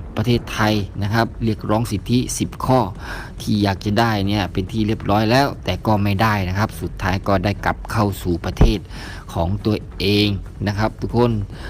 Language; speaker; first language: Thai; native; Thai